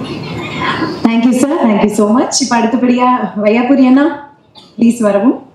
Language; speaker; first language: Tamil; native; Tamil